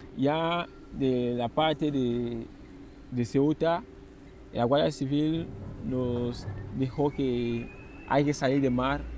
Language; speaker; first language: Spanish; non-native, fluent; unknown